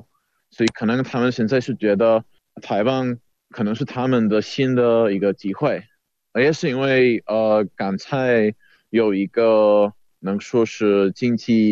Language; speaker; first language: Chinese; non-native, fluent; Czech